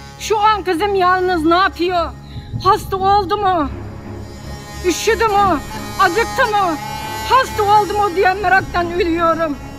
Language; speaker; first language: Turkish; non-native, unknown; Uyghur